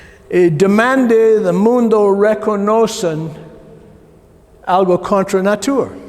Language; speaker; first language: Spanish; non-native, learner; English